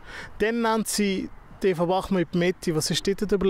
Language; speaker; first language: German; native; German